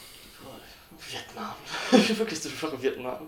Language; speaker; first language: French; native; French